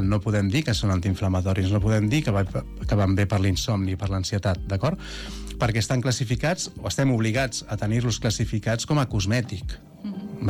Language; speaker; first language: Catalan; native; Catalan